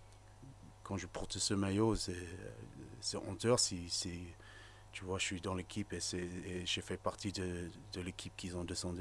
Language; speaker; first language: French; non-native, fluent; English